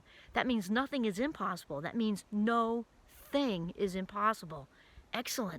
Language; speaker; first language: English; native; English